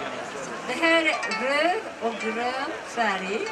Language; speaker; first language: Swedish; non-native, learner; Japanese